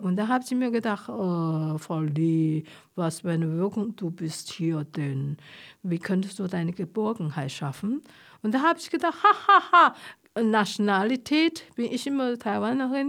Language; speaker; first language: German; non-native, fluent; Chinese